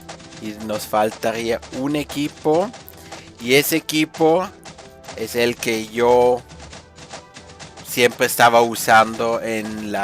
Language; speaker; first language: Spanish; non-native, fluent; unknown